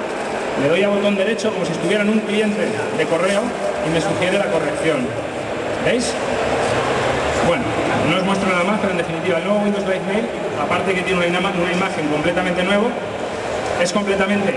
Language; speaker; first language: Spanish; native; Spanish